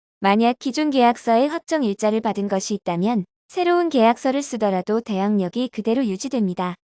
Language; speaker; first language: Korean; native; Korean